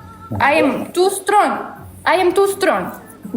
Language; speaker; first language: English; non-native, learner; Uzbek